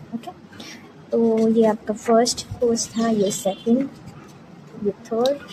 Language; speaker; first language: Hindi; non-native, local second language; Marathi